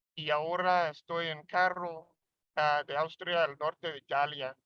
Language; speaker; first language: Spanish; non-native, learner; English